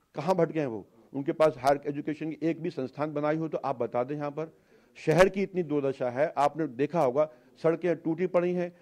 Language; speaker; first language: Hindi; native; Hindi